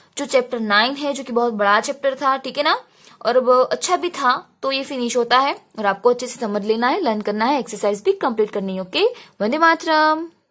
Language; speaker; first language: Hindi; non-native, local second language; Gujarati